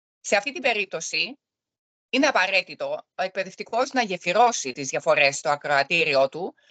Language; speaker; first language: Greek; early bilingual, other home language; German